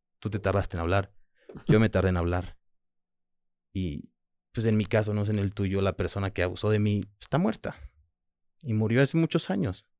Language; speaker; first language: Spanish; early bilingual, other home language; French